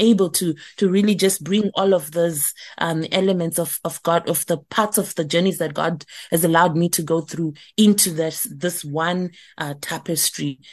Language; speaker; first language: English; non-native, local second language; Shona